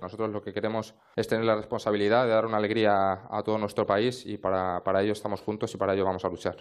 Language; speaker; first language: Spanish; native; Spanish